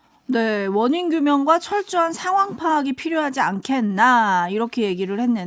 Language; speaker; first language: Korean; native; Korean